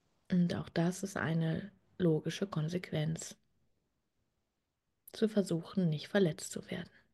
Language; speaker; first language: German; native; German